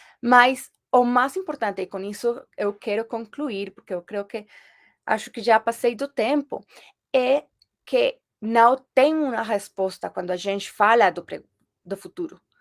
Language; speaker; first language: Portuguese; non-native, fluent; Spanish